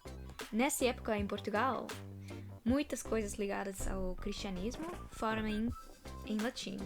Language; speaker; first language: Portuguese; non-native, fluent; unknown